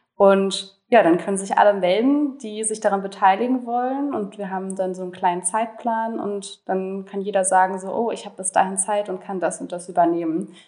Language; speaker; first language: German; native; German